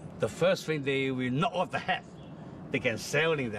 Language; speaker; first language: English; non-native, local second language; Cantonese